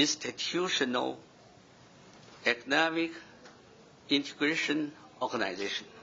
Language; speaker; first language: English; non-native, fluent; Chinese